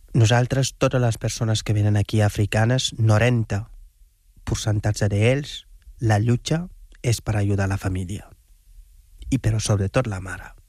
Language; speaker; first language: Catalan; non-native, fluent; Wolof